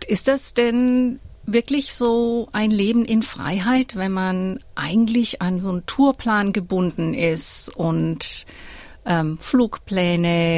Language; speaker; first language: German; native; German